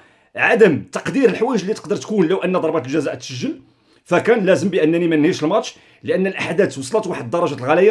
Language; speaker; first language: Arabic; native; Arabic